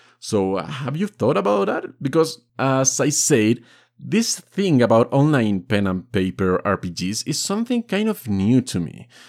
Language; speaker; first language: English; non-native, fluent; Spanish